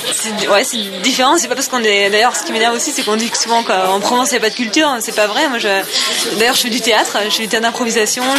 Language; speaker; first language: French; native; French